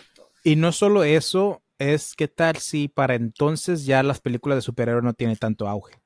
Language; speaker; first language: Spanish; early bilingual, heritage; Spanish